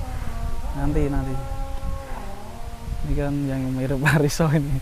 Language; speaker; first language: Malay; non-native, local second language; Javanese